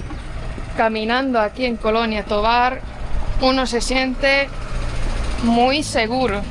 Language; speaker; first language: Spanish; non-native, fluent; Estonian